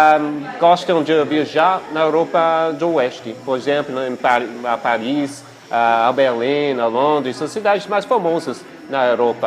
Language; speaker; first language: Portuguese; non-native, fluent; English